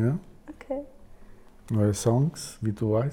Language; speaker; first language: German; non-native, learner; Albanian